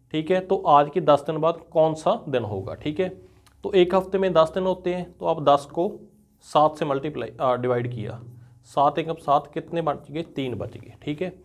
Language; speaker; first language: Hindi; non-native, local second language; Punjabi